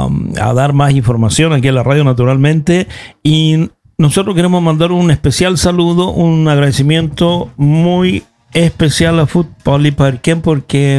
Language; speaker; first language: Spanish; native; Spanish